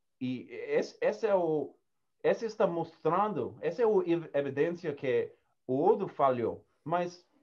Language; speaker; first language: Portuguese; non-native, learner; English